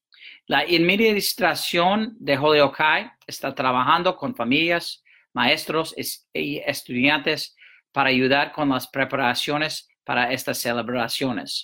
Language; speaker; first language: Spanish; non-native, fluent; English